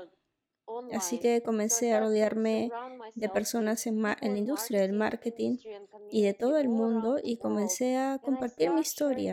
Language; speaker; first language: Spanish; non-native, fluent; Russian